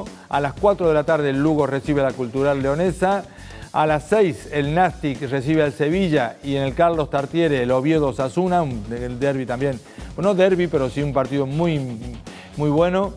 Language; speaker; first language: Spanish; native; Spanish